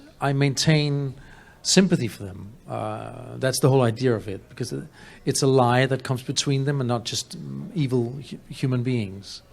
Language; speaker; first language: English; non-native, fluent; Danish